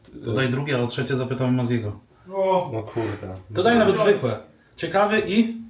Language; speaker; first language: Polish; native; Polish